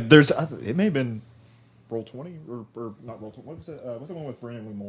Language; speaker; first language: English; native; English